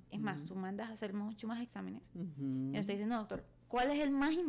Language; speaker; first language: Spanish; native; Spanish